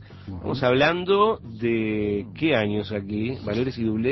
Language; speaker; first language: Spanish; native; Spanish